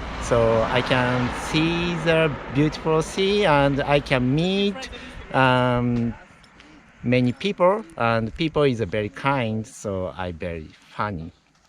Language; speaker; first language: English; non-native, learner; Japanese